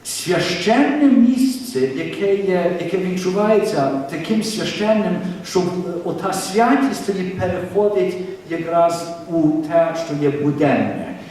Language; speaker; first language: Ukrainian; early bilingual, heritage; Ukrainian